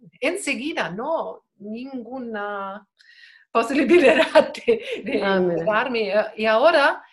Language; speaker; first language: Spanish; non-native, learner; German